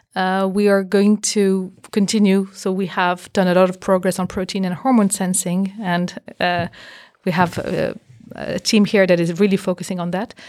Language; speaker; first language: English; non-native, fluent; French